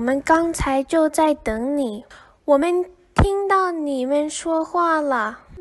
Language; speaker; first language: Chinese; non-native, learner; English